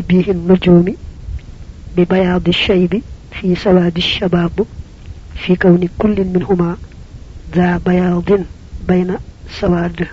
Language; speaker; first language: Arabic; non-native, fluent; Wolof